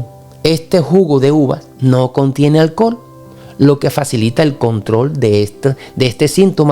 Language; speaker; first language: Spanish; native; Spanish